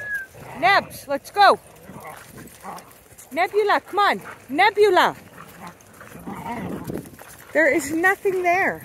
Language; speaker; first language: English; native; English